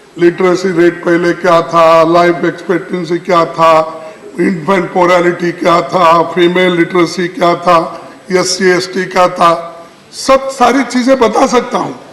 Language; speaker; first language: Hindi; non-native, local second language; Kannada